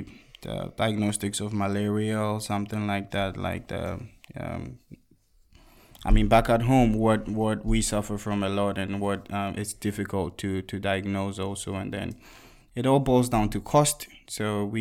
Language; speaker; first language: English; non-native, local second language; Akan